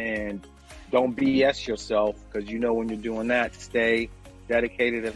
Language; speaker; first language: English; native; English